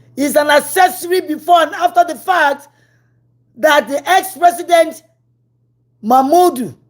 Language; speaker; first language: English; non-native, local second language; Yoruba